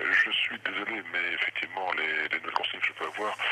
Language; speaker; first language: French; native; French